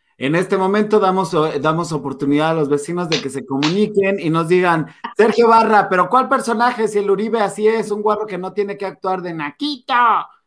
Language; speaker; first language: Spanish; native; Spanish